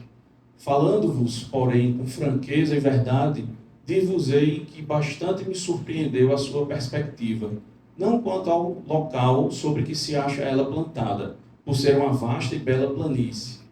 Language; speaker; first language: Portuguese; native; Portuguese